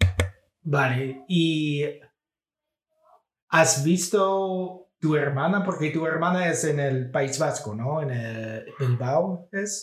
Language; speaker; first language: Spanish; non-native, fluent; English